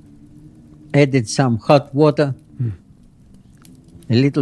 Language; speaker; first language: English; non-native, fluent; Russian